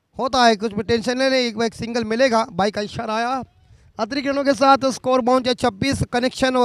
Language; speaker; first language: Hindi; non-native, local second language; Marathi